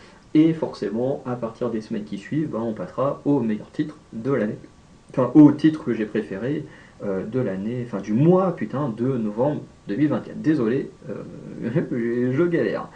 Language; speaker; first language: French; native; French